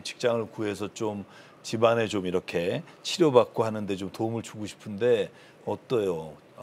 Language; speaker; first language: Korean; native; Korean